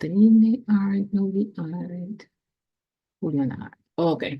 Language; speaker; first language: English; non-native, fluent; Spanish